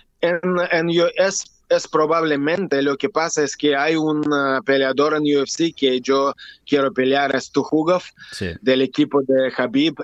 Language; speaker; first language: Spanish; non-native, learner; Russian